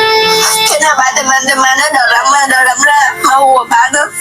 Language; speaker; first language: Indonesian; non-native, learner; Vietnamese